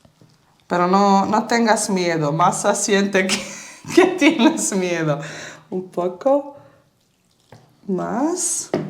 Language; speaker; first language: Spanish; early bilingual, heritage; Bosnian